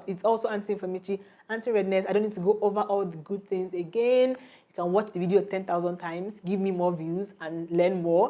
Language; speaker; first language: English; non-native, local second language; Igbo